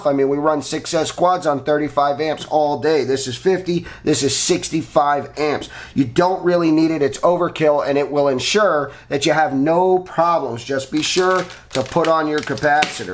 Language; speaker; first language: English; native; English